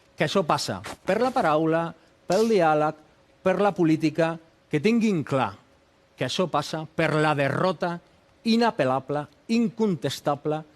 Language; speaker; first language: Catalan; non-native, local second language; Spanish